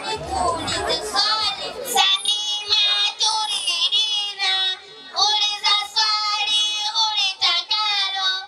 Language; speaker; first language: Arabic; non-native, learner; Swahili